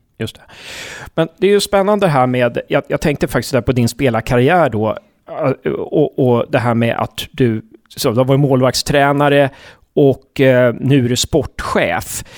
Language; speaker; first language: Swedish; native; Swedish